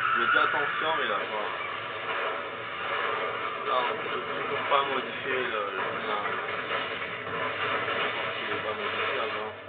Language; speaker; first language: French; native; French